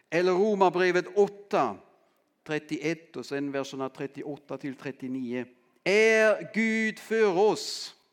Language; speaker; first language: Swedish; non-native, fluent; German